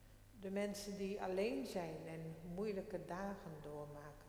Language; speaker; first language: Dutch; non-native, local second language; Western Frisian